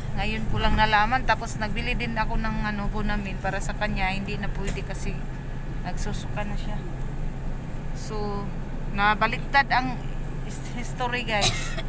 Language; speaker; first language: Filipino; non-native, local second language; Cebuano